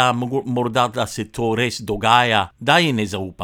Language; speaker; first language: Slovenian; non-native, local second language; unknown